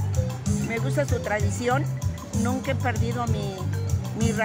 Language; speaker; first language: Spanish; native; Spanish